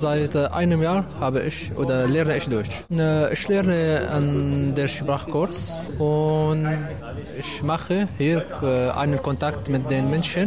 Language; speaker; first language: German; non-native, learner; Arabic